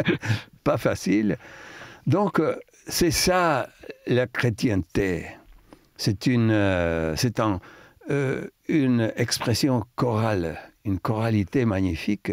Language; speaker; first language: French; non-native, fluent; Italian